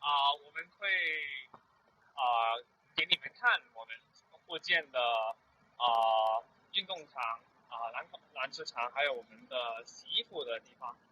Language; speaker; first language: Chinese; early bilingual, heritage; Chinese